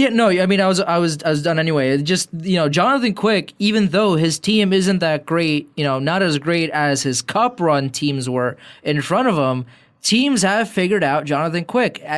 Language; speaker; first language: English; native; English